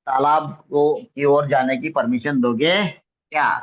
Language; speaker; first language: Hindi; non-native, local second language; Marathi